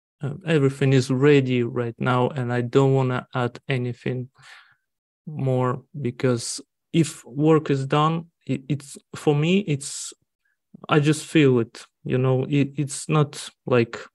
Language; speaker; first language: English; non-native, learner; Russian